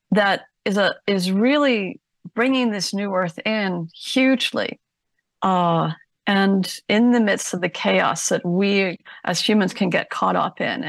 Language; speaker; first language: English; native; English